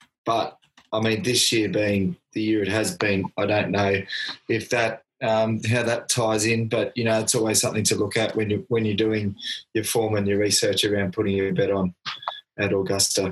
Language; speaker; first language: English; native; English